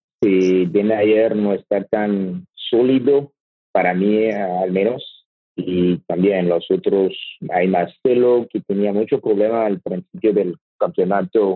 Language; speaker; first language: Spanish; non-native, learner; French